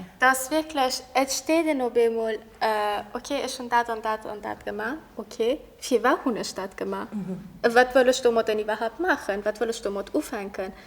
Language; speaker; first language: Luxembourgish; early bilingual, other home language; Persian